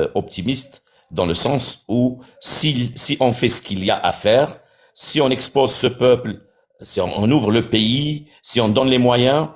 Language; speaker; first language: French; non-native, local second language; Arabic